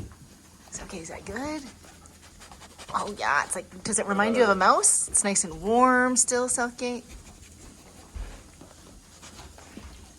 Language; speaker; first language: English; native; English